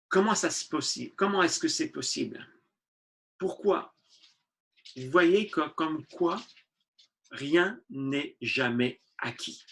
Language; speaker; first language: French; native; French